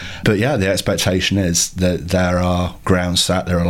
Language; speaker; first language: English; native; English